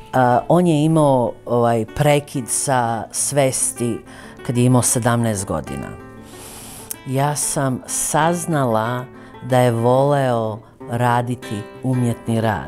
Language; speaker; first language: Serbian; early bilingual, other home language; Croatian